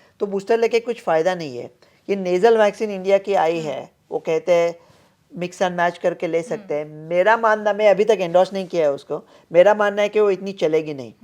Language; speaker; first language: Hindi; non-native, local second language; Marathi